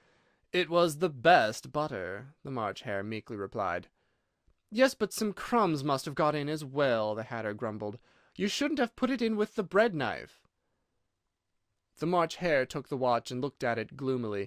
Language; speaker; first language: English; native; English